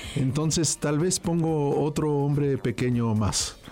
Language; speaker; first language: Spanish; early bilingual, heritage; French